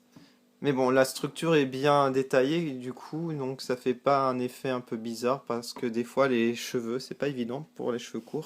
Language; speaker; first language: French; native; French